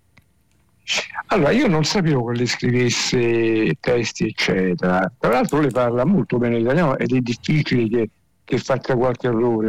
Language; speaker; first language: Italian; native; Italian